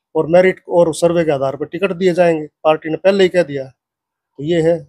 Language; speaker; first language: Hindi; native; Hindi